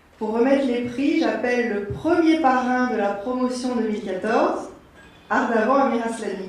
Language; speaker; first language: French; native; French